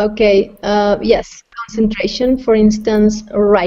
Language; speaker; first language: English; non-native, fluent; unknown